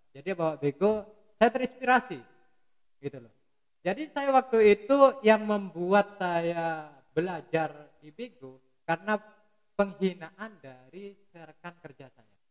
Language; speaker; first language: Indonesian; non-native, local second language; Madurese